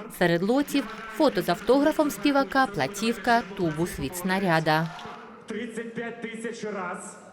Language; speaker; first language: Ukrainian; native; Ukrainian